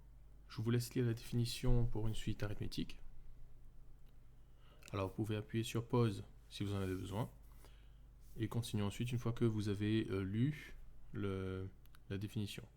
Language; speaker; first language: French; native; French